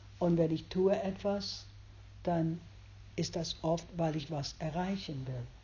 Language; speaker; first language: German; non-native, fluent; English